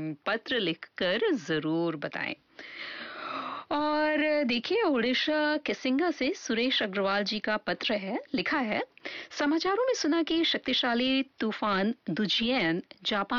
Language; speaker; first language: Hindi; native; Hindi